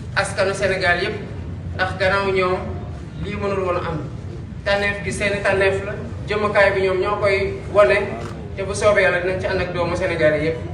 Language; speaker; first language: Wolof; non-native, local second language; Serer